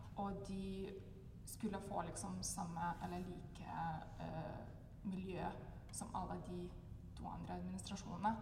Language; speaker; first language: Norwegian; non-native, fluent; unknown